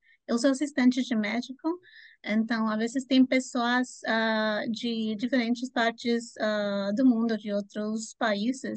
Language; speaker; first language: Portuguese; non-native, fluent; Spanish